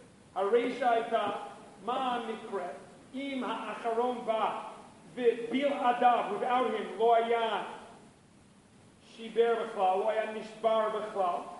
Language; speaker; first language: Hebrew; non-native, fluent; English